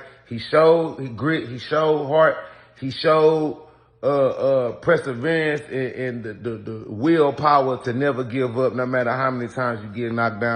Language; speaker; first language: English; native; English